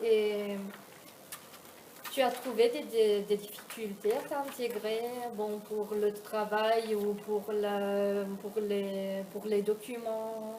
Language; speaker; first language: French; non-native, fluent; Italian